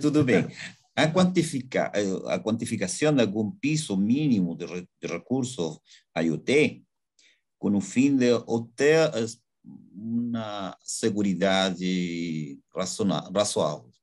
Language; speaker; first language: Portuguese; non-native, learner; Spanish